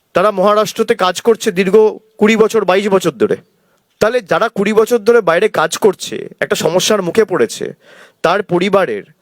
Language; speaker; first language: Bangla; native; Bangla